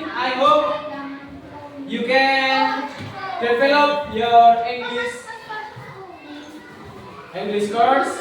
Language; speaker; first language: English; non-native, learner; Indonesian